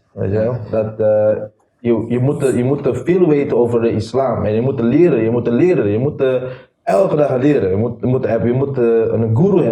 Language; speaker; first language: Dutch; non-native, learner; Indonesian